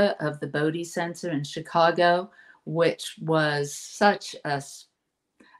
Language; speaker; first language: English; native; English